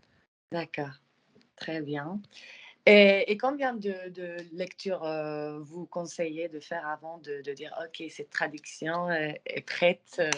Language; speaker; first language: French; non-native, fluent; Spanish